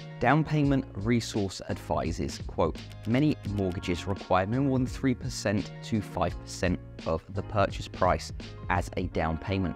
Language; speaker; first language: English; native; English